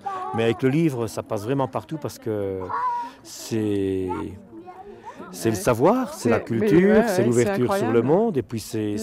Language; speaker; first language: French; native; French